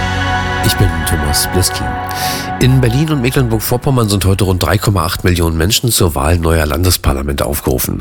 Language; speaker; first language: German; native; German